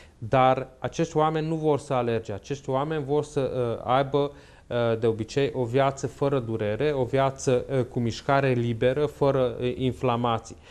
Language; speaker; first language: Romanian; native; Romanian